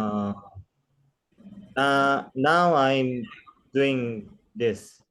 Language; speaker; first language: English; non-native, learner; Korean